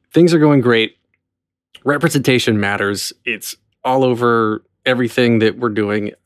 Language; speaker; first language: English; native; English